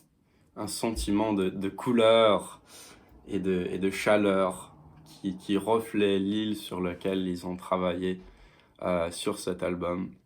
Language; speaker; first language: French; non-native, fluent; English